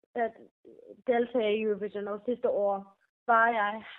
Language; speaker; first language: Danish; early bilingual, heritage; Danish